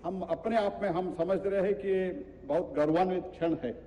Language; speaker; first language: Hindi; non-native, local second language; Kannada